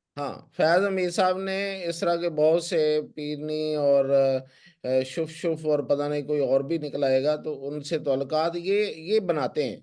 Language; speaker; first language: Urdu; non-native, local second language; Punjabi